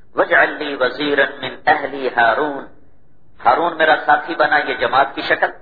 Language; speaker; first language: Urdu; non-native, local second language; Punjabi